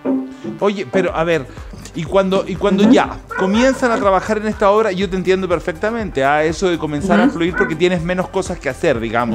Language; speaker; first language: Spanish; native; Spanish